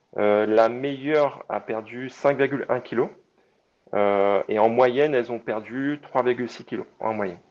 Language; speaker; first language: French; native; French